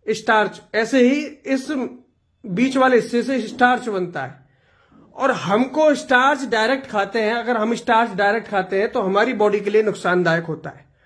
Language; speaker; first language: Hindi; non-native, local second language; Gujarati